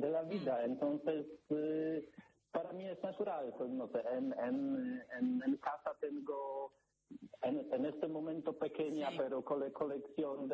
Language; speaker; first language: Spanish; non-native, learner; Polish